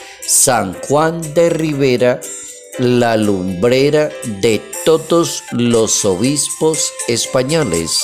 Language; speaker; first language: Spanish; native; Spanish